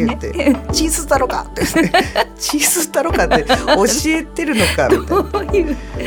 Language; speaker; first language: Japanese; native; Japanese